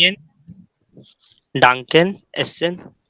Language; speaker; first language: German; non-native, learner; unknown